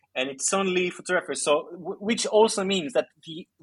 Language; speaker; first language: English; early bilingual, other home language; Greek